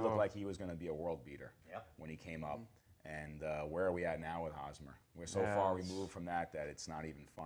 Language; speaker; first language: English; native; English